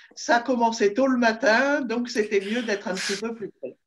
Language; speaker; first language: French; native; French